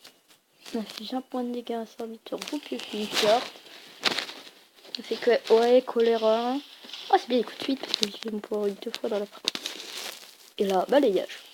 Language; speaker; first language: French; native; French